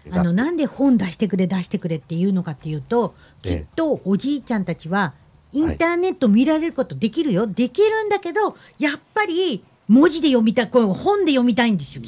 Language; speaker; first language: Japanese; native; Japanese